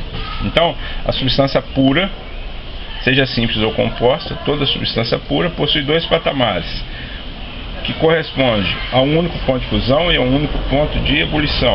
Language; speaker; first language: Portuguese; native; Portuguese